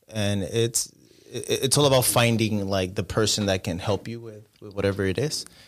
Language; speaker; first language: English; non-native, fluent; Spanish